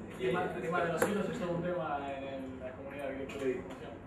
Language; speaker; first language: Spanish; native; Spanish